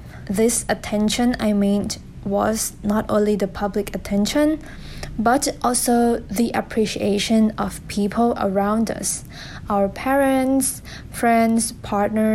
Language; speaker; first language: English; non-native, fluent; Thai